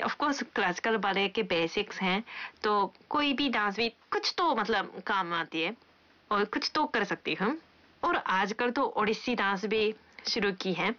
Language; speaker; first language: Hindi; non-native, fluent; Japanese